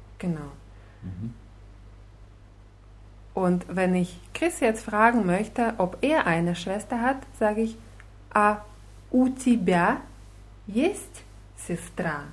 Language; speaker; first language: German; non-native, fluent; Russian